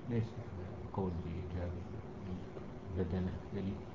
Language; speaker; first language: Arabic; native; Arabic